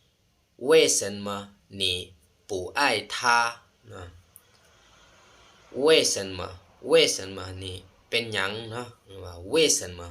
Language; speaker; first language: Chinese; non-native, fluent; Lao